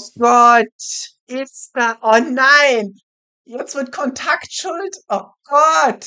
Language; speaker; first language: German; native; German